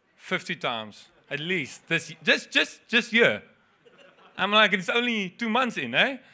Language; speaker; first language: English; non-native, local second language; Afrikaans